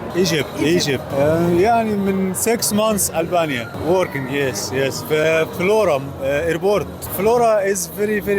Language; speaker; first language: English; non-native, learner; Arabic